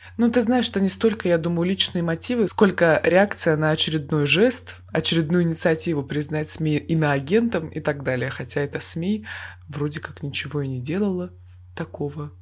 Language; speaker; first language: Russian; native; Russian